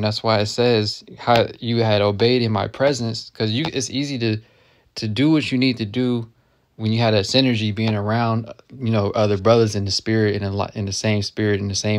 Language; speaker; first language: English; native; English